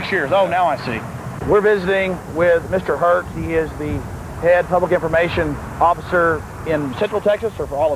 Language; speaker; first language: English; native; English